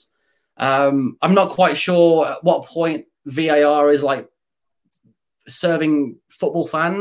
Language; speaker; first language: English; native; English